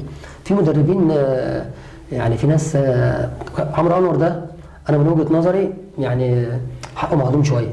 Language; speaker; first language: Arabic; native; Arabic